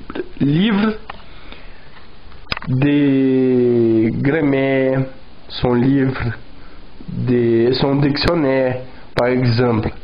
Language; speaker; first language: French; non-native, learner; Portuguese